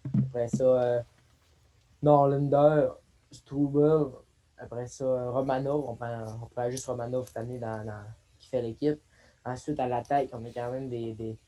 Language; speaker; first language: French; native; French